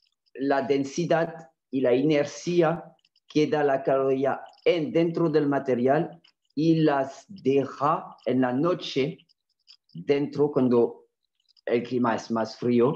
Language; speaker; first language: Spanish; non-native, fluent; French